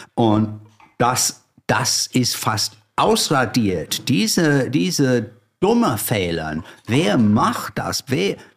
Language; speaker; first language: German; non-native, fluent; English